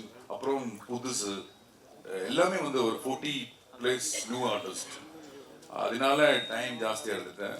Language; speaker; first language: Tamil; non-native, learner; Malayalam